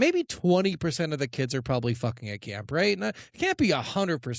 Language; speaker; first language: English; native; English